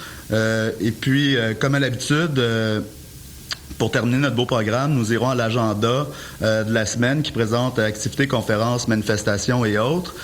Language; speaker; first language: French; native; French